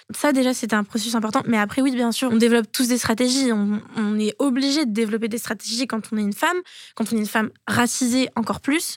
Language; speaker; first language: French; native; French